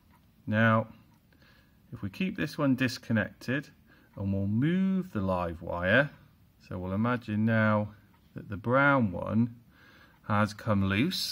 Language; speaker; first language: English; native; English